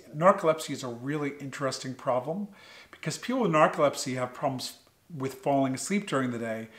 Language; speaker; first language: English; native; English